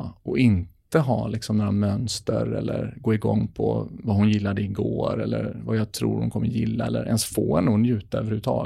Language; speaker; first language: Swedish; native; Swedish